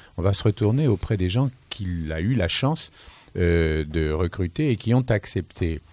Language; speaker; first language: French; native; French